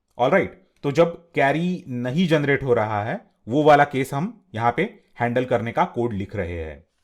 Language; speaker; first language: Hindi; non-native, local second language; Marathi